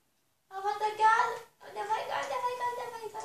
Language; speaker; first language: Italian; native; Italian